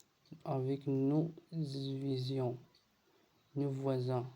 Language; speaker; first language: French; non-native, learner; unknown